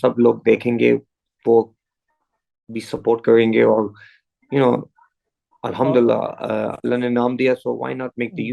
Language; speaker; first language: Hindi; early bilingual, heritage; English